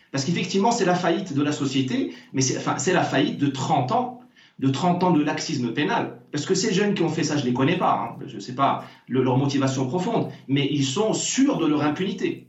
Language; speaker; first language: French; non-native, local second language; Arabic